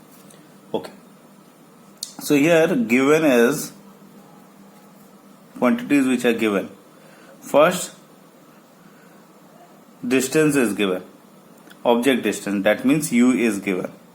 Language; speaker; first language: English; non-native, local second language; Hindi